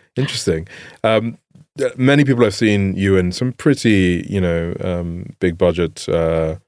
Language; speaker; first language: English; native; English